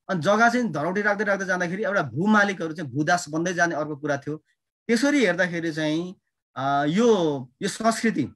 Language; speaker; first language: Nepali; non-native, local second language; Limbu